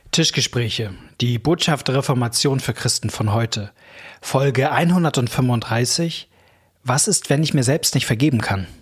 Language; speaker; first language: German; native; German